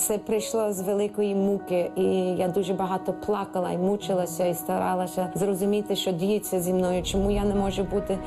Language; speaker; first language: Ukrainian; early bilingual, heritage; Ukrainian